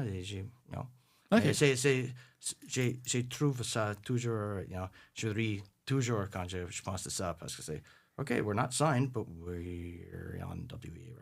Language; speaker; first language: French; non-native, local second language; English